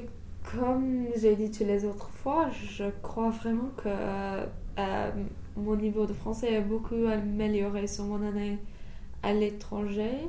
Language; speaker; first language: French; non-native, fluent; English